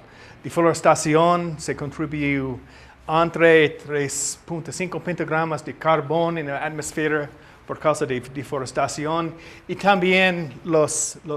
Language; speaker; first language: Spanish; non-native, learner; English